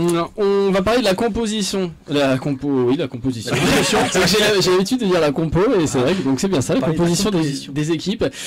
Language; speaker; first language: French; native; French